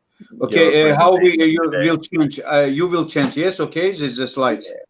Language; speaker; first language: English; non-native, learner; Russian